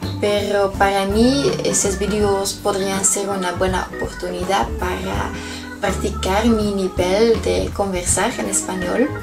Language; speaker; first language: Spanish; non-native, learner; Dutch